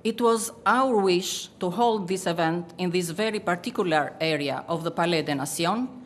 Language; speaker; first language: English; non-native, fluent; Albanian